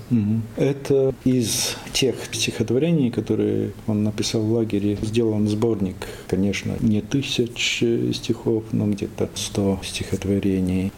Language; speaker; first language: Russian; non-native, local second language; Latvian